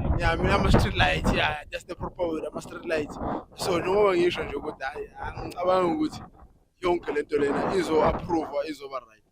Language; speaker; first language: Zulu; native; Zulu